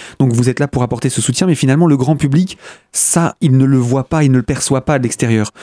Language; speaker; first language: French; native; French